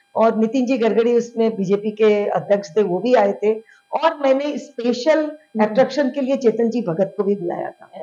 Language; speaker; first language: Hindi; early bilingual, heritage; Bangla